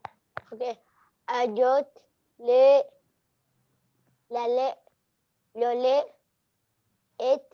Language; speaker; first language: French; non-native, learner; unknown